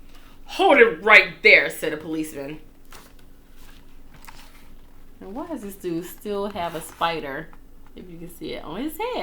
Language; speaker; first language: English; native; English